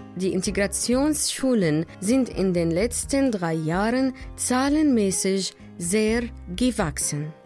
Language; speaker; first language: German; non-native, fluent; Arabic